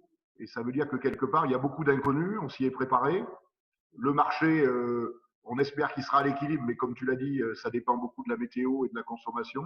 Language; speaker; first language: French; native; French